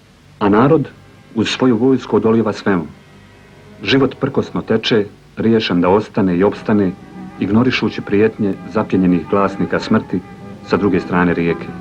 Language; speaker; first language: Bosnian; native; Bosnian